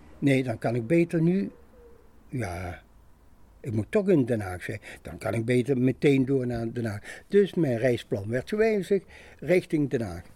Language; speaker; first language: Dutch; native; Dutch